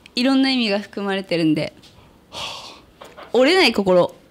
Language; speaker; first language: Japanese; native; Japanese